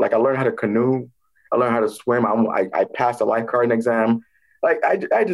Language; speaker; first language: English; native; English